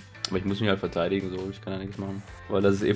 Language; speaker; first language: German; native; German